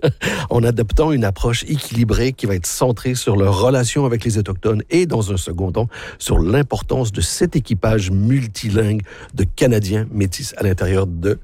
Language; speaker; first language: French; native; French